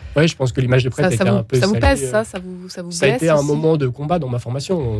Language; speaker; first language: French; native; French